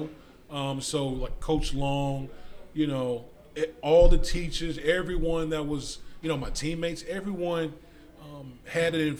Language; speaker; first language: English; native; English